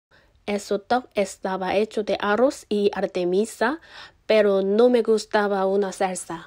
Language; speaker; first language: Spanish; non-native, learner; Korean